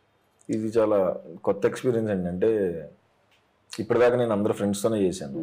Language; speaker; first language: Telugu; native; Telugu